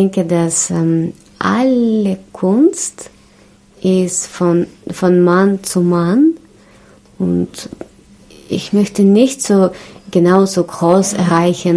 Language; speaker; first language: German; non-native, learner; Russian